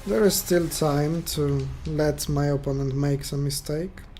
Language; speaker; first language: English; non-native, fluent; Polish